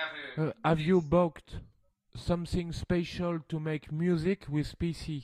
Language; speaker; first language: English; non-native, learner; French